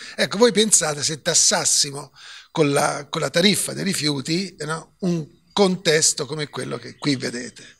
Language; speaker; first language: Italian; native; Italian